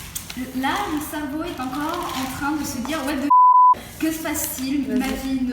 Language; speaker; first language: French; native; French